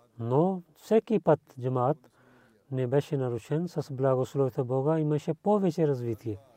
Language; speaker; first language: Bulgarian; non-native, learner; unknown